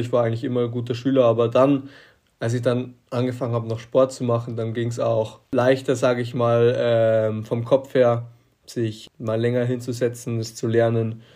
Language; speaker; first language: German; native; German